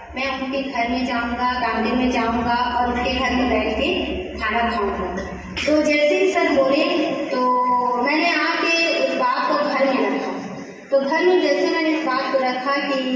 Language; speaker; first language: Hindi; native; Hindi